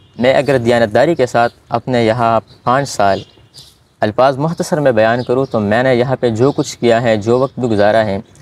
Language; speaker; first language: Urdu; non-native, local second language; Pashto